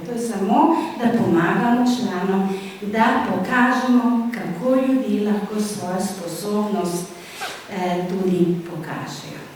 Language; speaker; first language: Slovenian; native; Slovenian